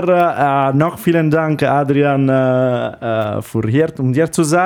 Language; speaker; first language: German; non-native, learner; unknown